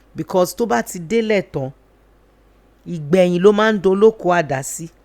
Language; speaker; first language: English; non-native, local second language; Yoruba